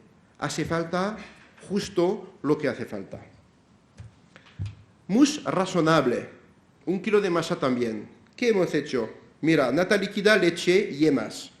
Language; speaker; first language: Spanish; non-native, fluent; French